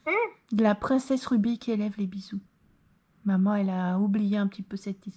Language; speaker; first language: French; native; French